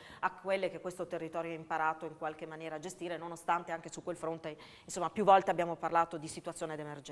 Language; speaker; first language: Italian; native; Italian